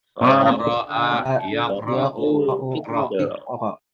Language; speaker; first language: Arabic; non-native, learner; Indonesian